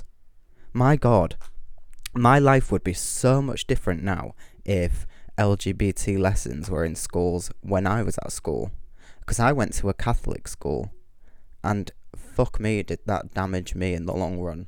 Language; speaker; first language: English; native; English